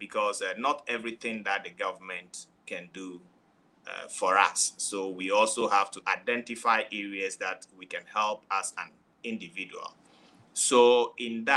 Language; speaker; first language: English; non-native, local second language; Ewe